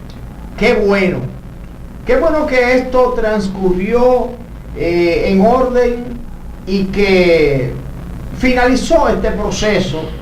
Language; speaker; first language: Spanish; native; Spanish